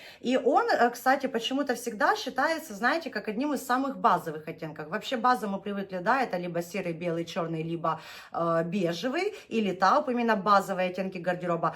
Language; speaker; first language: Russian; native; Russian